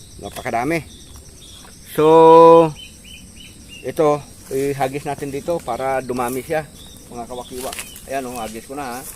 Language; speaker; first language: Filipino; non-native, local second language; Hiligaynon